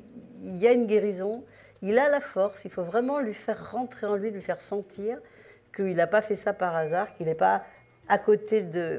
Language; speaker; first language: French; native; French